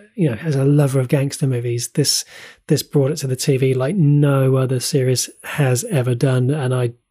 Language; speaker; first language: English; native; English